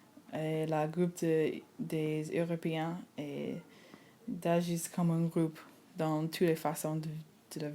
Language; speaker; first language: French; non-native, learner; English